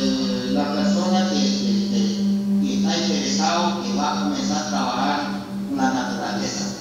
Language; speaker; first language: Spanish; non-native, local second language; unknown